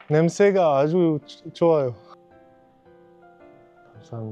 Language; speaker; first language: Korean; non-native, learner; English